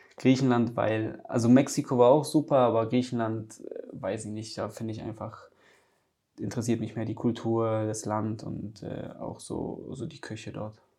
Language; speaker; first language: German; early bilingual, other home language; Polish